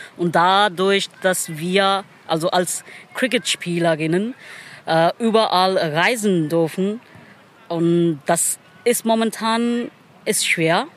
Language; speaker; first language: German; non-native, learner; Pashto